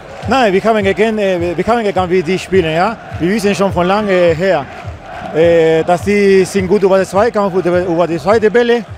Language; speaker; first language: German; non-native, fluent; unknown